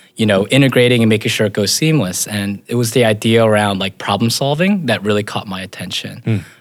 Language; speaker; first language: English; native; English